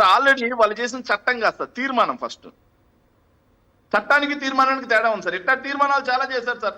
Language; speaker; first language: Telugu; native; Telugu